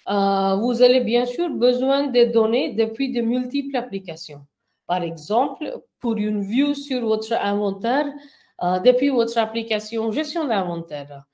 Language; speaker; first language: French; non-native, fluent; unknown